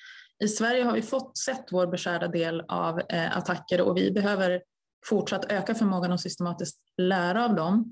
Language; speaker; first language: Swedish; native; Swedish